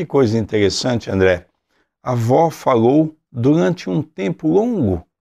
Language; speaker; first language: Portuguese; native; Portuguese